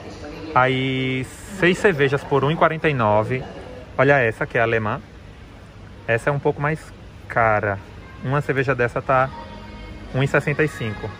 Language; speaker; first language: Portuguese; native; Portuguese